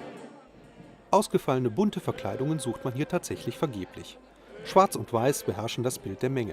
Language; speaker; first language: German; native; German